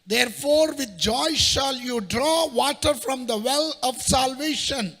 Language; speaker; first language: English; non-native, local second language; Kannada